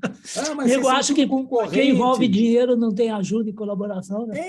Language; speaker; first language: Portuguese; native; Portuguese